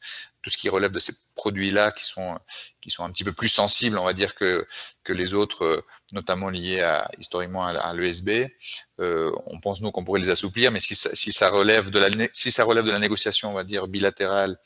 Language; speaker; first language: French; native; French